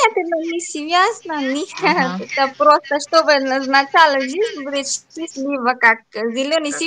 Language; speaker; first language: Russian; non-native, learner; Arabic